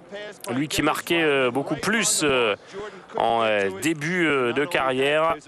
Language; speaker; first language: French; native; French